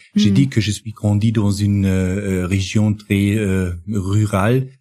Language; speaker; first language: French; non-native, learner; German